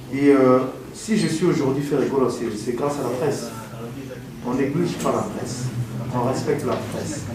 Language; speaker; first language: French; non-native, local second language; Lingala